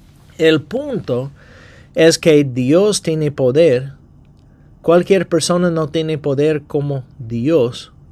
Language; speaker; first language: Spanish; non-native, fluent; English